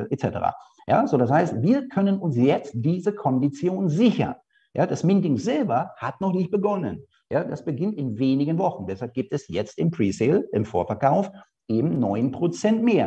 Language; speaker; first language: German; native; German